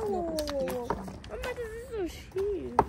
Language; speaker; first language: German; early bilingual, other home language; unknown